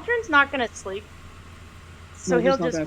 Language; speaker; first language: English; native; English